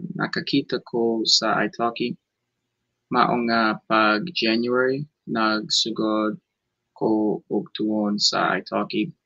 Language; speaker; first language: Cebuano; non-native, learner; English